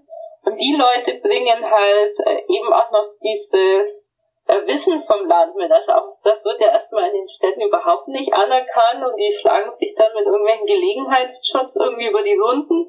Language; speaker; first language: German; native; German